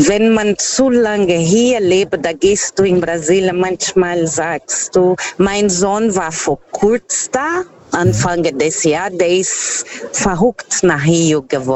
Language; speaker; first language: German; non-native, learner; Portuguese